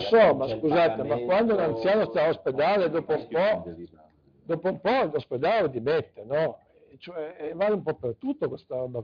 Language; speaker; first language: Italian; native; Italian